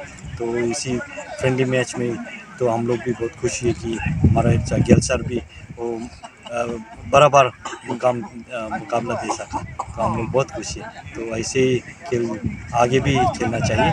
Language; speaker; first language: Hindi; non-native, fluent; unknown